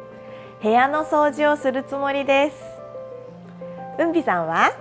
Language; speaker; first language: Japanese; non-native, fluent; Korean